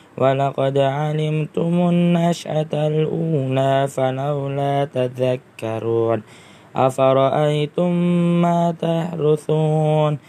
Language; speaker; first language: Arabic; non-native, learner; Indonesian